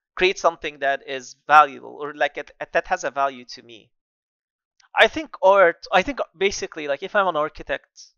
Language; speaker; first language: English; non-native, fluent; Arabic